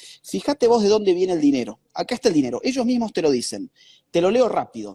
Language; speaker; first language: Spanish; native; Spanish